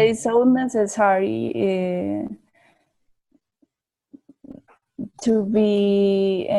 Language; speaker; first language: English; non-native, learner; Spanish